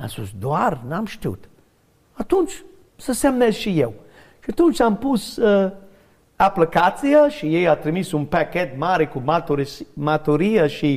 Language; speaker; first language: Romanian; non-native, fluent; English